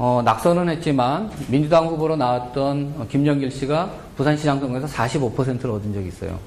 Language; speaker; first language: Korean; native; Korean